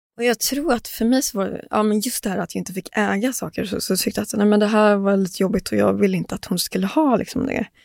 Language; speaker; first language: Swedish; early bilingual, other home language; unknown